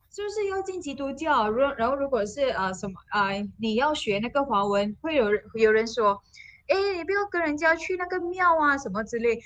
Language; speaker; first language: Chinese; non-native, local second language; Malay